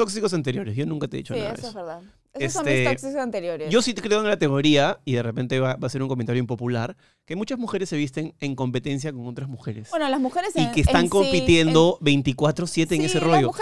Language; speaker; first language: Spanish; native; Spanish